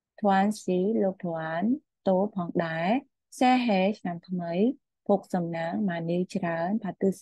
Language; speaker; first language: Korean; non-native, fluent; Khmer